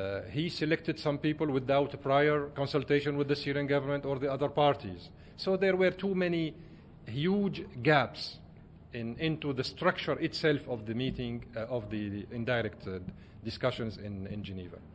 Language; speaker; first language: English; non-native, fluent; Arabic